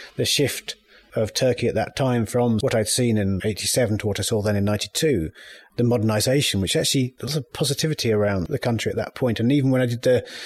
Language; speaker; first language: English; native; English